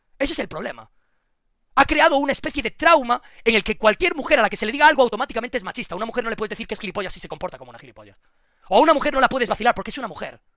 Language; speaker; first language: Spanish; native; Spanish